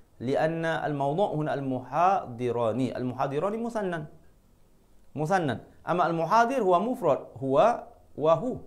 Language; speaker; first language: Arabic; non-native, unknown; Malay